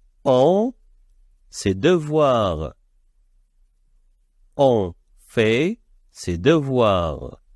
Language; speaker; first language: French; non-native, fluent; Arabic